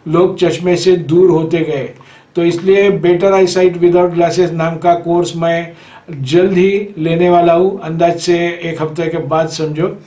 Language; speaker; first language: Hindi; non-native, local second language; Marathi